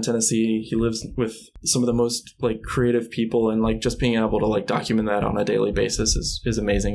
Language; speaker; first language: English; native; English